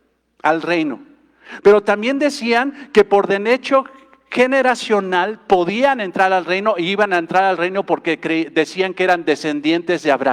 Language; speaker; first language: Spanish; native; Spanish